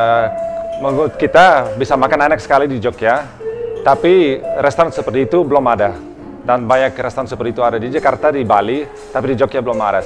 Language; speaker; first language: Indonesian; non-native, learner; Dutch